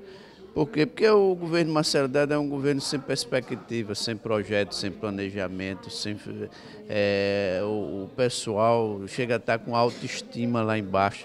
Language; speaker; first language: Portuguese; native; Portuguese